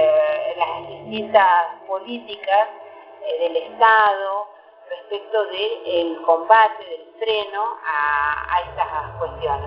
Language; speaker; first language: Spanish; native; Spanish